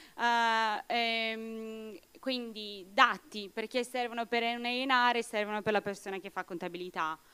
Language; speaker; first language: Italian; non-native, fluent; Portuguese